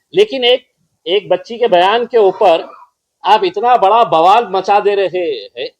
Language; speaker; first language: Hindi; non-native, local second language; Marathi